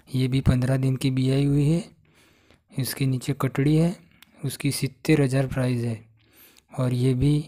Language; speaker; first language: Hindi; non-native, local second language; Gujarati